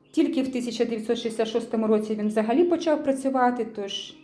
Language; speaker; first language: Ukrainian; non-native, local second language; Russian